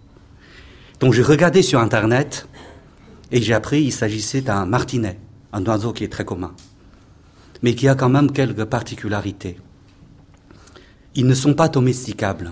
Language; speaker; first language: French; non-native, fluent; Chinese